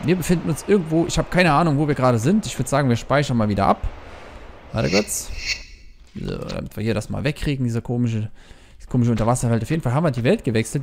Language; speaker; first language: German; native; German